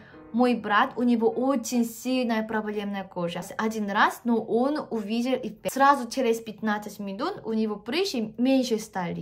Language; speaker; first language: Russian; non-native, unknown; Korean